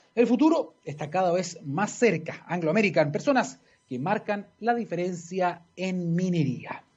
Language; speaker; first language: Spanish; native; Spanish